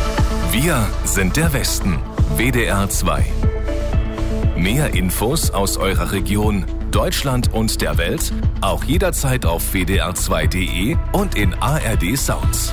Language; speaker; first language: German; native; German